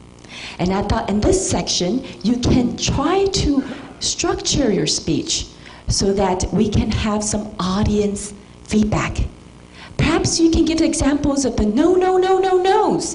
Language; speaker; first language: English; non-native, fluent; Chinese